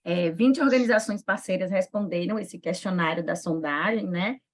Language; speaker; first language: Portuguese; native; Portuguese